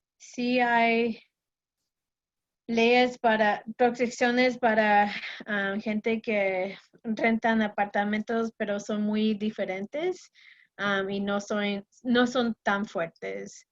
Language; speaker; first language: Spanish; non-native, fluent; English